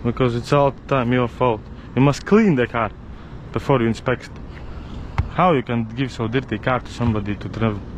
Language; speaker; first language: English; non-native, learner; Latvian